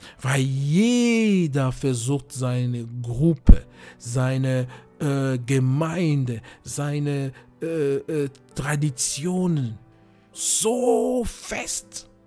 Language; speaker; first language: German; non-native, fluent; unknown